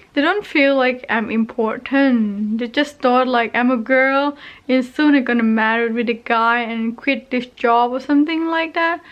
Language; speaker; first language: English; non-native, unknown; Thai